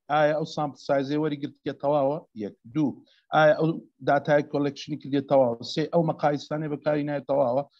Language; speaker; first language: Central Kurdish; native; Central Kurdish